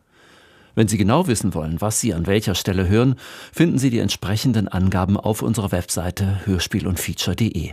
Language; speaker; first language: German; native; German